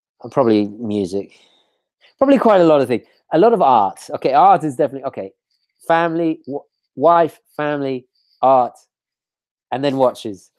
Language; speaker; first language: English; native; English